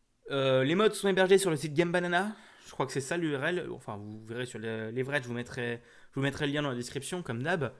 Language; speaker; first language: French; native; French